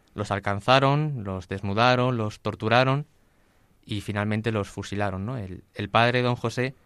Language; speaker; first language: Spanish; native; Spanish